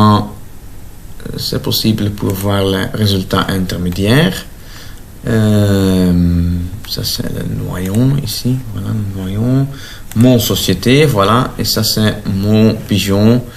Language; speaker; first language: French; non-native, local second language; Dutch